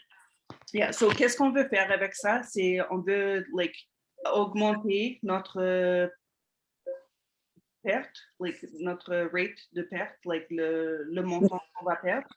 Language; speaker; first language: French; non-native, fluent; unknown